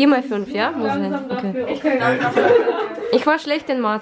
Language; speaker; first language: German; non-native, fluent; Russian